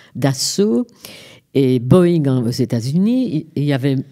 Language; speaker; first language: French; native; French